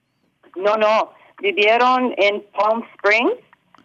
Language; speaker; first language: Spanish; early bilingual, heritage; English